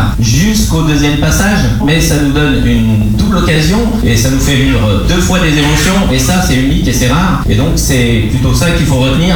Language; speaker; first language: French; native; French